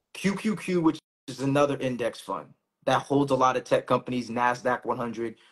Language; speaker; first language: English; native; English